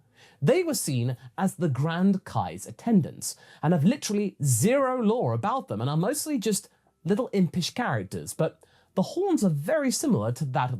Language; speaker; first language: English; native; English